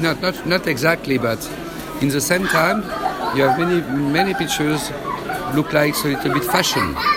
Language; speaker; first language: English; non-native, learner; French